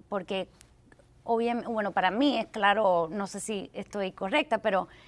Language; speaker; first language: Spanish; early bilingual, heritage; Spanish